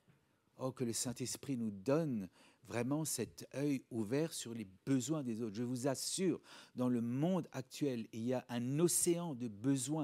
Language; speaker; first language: French; native; French